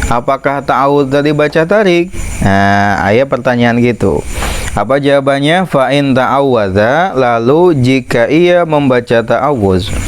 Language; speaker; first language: Indonesian; non-native, local second language; Sundanese